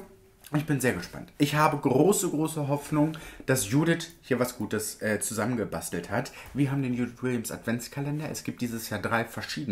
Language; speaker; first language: German; native; German